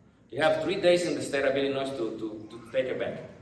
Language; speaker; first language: English; non-native, fluent; Spanish